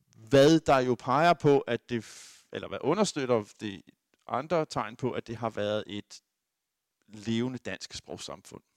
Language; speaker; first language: Danish; native; Danish